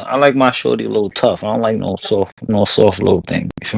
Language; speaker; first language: English; native; English